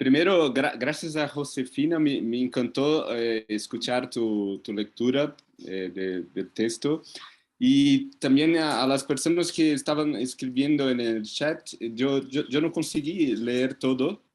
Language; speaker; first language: Spanish; non-native, fluent; Portuguese